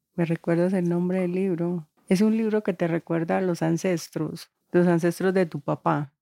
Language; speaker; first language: Spanish; native; Spanish